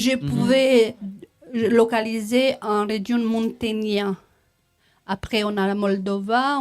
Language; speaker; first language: French; non-native, learner; Romanian